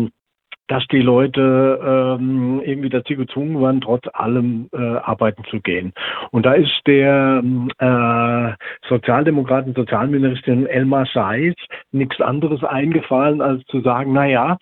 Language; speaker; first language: German; native; German